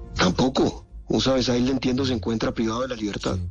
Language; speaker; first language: Spanish; native; Spanish